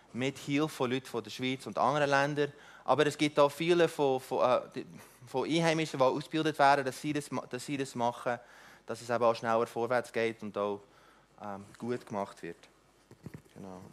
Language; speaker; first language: German; non-native, fluent; Afrikaans